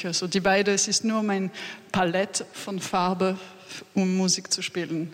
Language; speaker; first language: German; non-native, learner; French